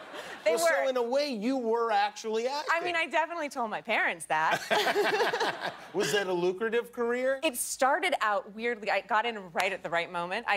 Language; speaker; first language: English; native; English